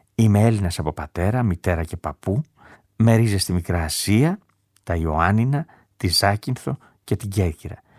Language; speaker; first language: Greek; native; Greek